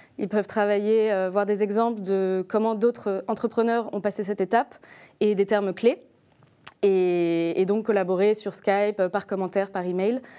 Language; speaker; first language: French; native; French